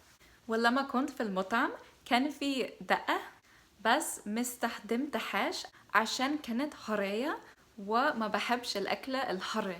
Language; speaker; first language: Arabic; non-native, fluent; English